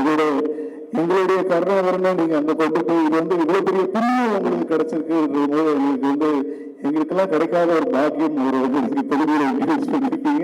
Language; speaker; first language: Tamil; native; Tamil